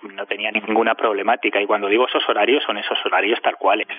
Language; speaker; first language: Spanish; native; Spanish